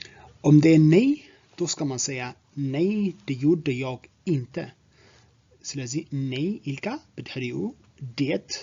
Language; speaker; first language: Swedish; non-native, fluent; Tigrinya